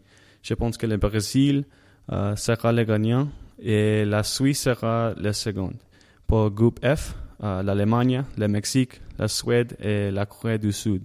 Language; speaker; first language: French; non-native, learner; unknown